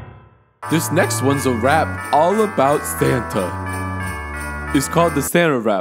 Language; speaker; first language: English; native; English